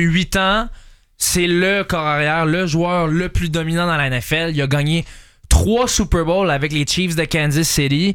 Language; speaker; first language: French; native; French